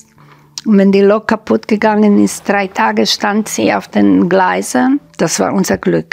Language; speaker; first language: German; non-native, fluent; Slovak